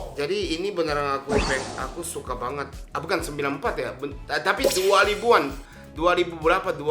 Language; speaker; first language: Indonesian; non-native, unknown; Japanese